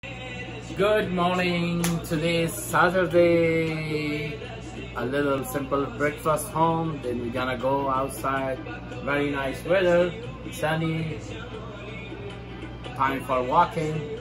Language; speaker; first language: English; non-native, learner; Persian